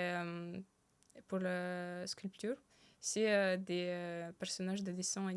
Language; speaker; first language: French; early bilingual, other home language; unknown